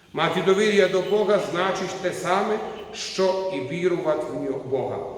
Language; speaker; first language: Ukrainian; non-native, learner; Croatian